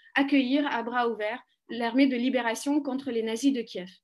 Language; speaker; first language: French; non-native, fluent; Ukrainian